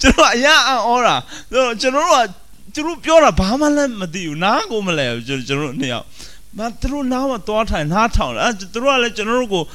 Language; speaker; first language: Burmese; non-native, local second language; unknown